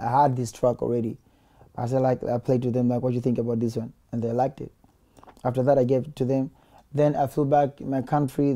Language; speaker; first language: English; non-native, local second language; Swahili